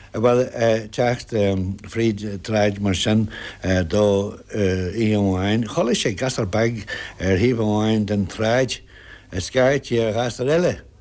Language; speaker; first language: Irish; non-native, local second language; English